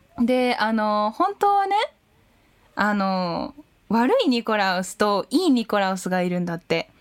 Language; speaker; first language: Japanese; native; Japanese